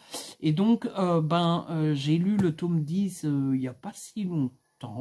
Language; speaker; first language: French; native; French